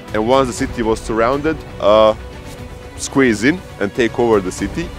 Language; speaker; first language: English; early bilingual, other home language; Bosnian